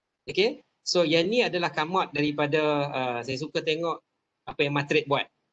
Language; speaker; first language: Malay; native; Malay